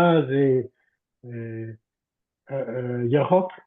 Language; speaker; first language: Hebrew; non-native, learner; French